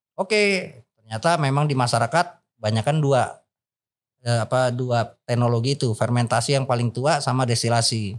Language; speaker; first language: Indonesian; native; Indonesian